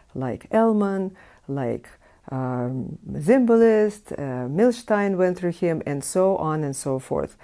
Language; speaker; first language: English; non-native, fluent; Russian